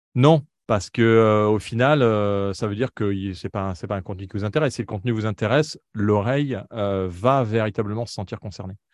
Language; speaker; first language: French; native; French